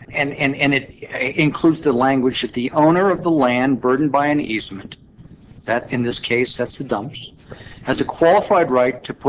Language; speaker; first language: English; native; English